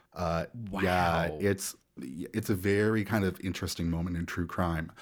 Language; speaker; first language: English; native; English